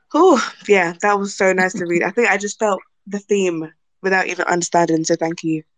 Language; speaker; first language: English; native; English